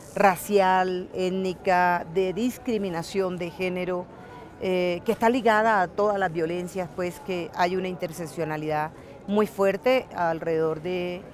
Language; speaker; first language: Spanish; native; Spanish